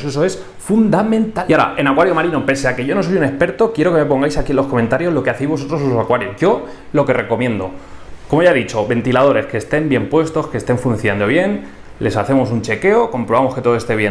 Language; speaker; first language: Spanish; native; Spanish